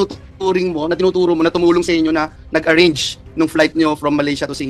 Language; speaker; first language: Filipino; native; Filipino